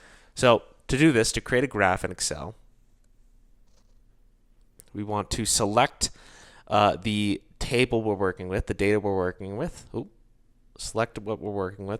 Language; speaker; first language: English; native; English